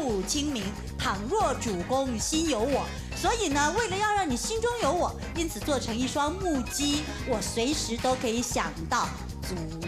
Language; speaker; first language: Chinese; native; Chinese